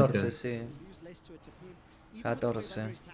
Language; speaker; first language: Spanish; native; Spanish